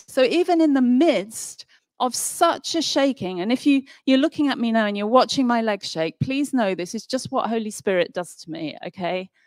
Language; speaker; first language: English; native; English